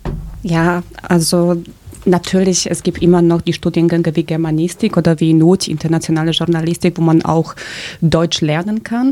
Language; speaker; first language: German; early bilingual, other home language; Polish